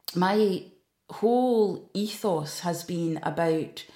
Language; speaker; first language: English; native; English